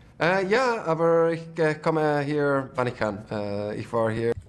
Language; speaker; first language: German; non-native, learner; English